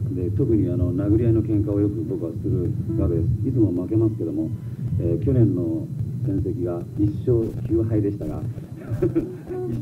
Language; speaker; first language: Japanese; native; Japanese